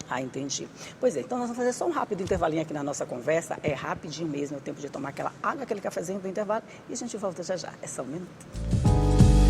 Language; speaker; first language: Portuguese; native; Portuguese